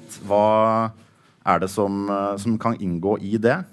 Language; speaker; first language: Norwegian; native; Norwegian